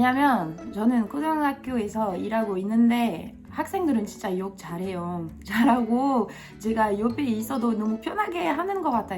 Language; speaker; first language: Korean; non-native, fluent; French